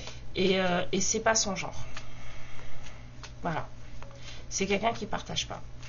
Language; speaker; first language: French; native; French